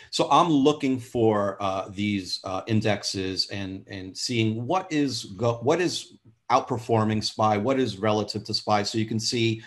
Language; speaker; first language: English; native; English